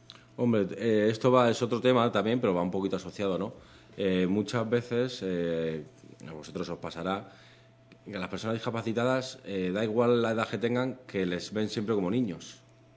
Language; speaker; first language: Spanish; native; Spanish